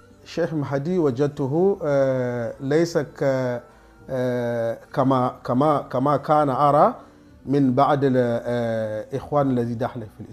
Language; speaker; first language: Arabic; non-native, fluent; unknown